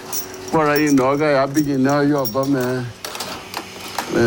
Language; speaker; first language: Norwegian; non-native, learner; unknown